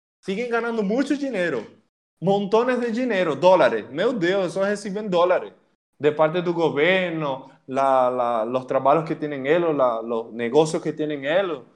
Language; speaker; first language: Portuguese; non-native, fluent; Spanish